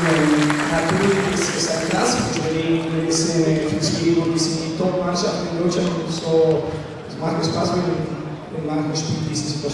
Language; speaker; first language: German; non-native, learner; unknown